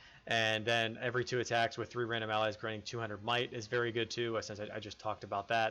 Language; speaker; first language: English; native; English